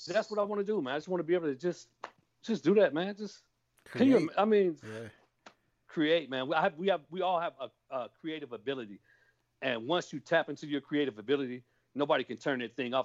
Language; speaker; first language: English; native; English